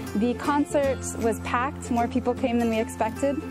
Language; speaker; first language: English; native; English